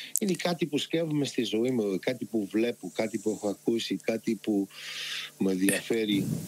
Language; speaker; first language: Greek; early bilingual, heritage; Greek